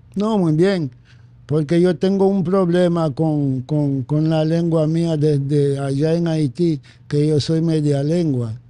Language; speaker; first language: Spanish; early bilingual, other home language; Haitian Creole